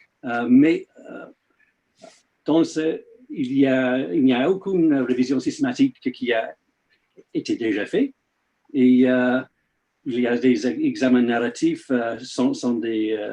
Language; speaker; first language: French; non-native, learner; English